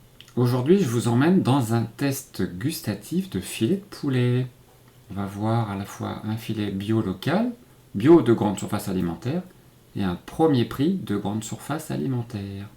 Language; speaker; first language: French; native; French